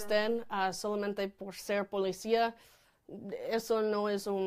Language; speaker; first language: Spanish; non-native, fluent; English